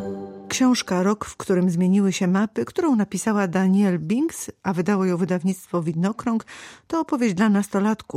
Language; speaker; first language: Polish; native; Polish